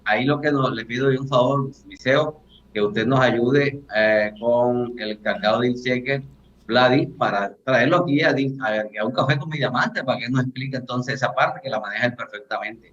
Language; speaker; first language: Spanish; native; Spanish